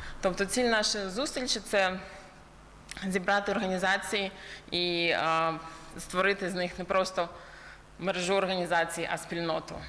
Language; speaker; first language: Ukrainian; early bilingual, heritage; Ukrainian